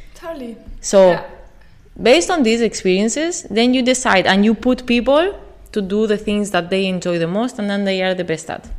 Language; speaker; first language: English; non-native, fluent; Spanish